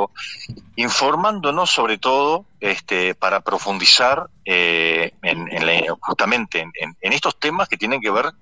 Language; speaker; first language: Spanish; native; Spanish